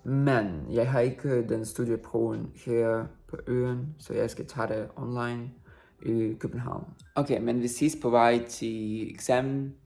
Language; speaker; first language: Danish; non-native, learner; Russian